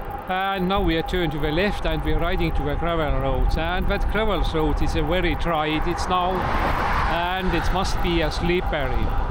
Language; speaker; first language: English; non-native, learner; Estonian